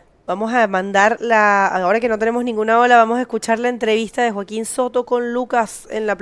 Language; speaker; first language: Spanish; native; Spanish